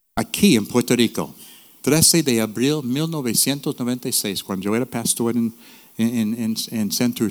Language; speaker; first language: Spanish; non-native, fluent; English